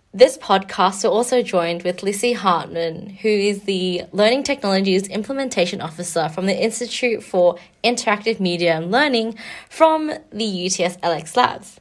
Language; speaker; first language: English; native; English